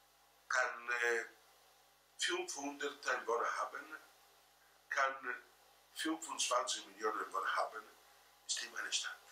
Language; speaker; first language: German; non-native, fluent; Italian